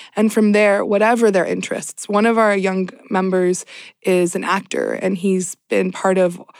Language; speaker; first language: English; native; English